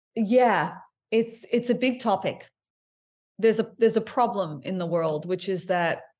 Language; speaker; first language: English; native; English